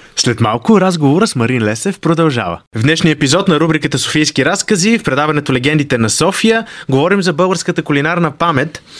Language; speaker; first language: Bulgarian; native; Bulgarian